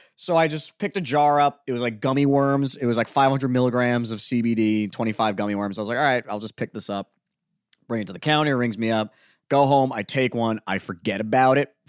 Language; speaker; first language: English; native; English